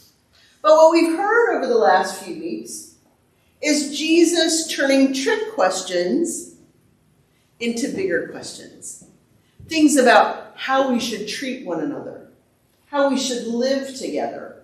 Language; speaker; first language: English; native; English